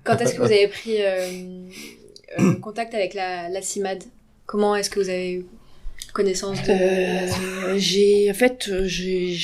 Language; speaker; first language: French; native; French